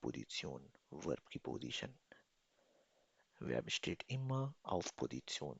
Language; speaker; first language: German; non-native, fluent; Urdu